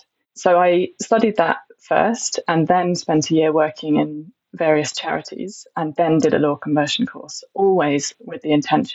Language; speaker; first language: English; native; English